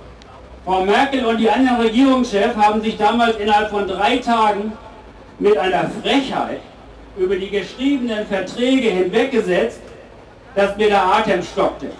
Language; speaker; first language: German; native; German